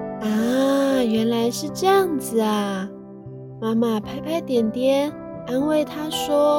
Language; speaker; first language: Chinese; native; Chinese